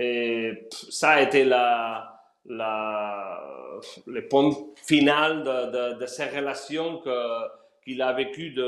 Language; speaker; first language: French; non-native, fluent; Spanish